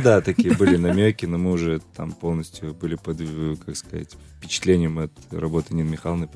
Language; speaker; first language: Russian; native; Russian